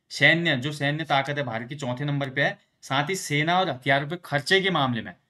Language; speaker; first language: Hindi; native; Hindi